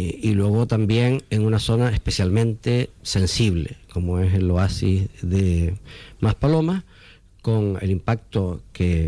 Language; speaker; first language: Spanish; native; Spanish